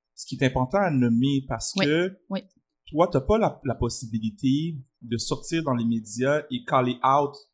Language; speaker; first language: French; early bilingual, other home language; Arabic